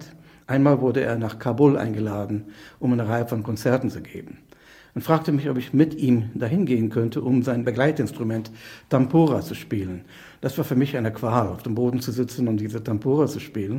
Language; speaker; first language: German; non-native, fluent; English